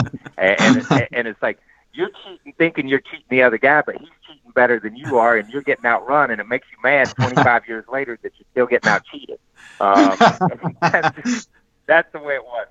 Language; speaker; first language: English; native; English